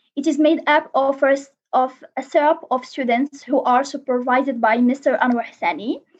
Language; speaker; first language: English; non-native, learner; Arabic